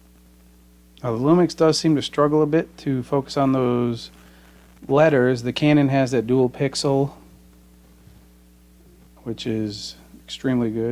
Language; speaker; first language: English; native; English